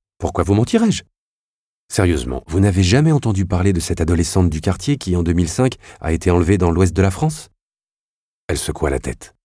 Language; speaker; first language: French; native; French